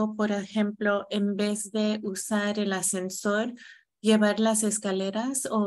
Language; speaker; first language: Spanish; non-native, fluent; English